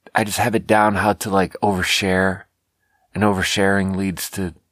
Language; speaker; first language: English; non-native, fluent; Swedish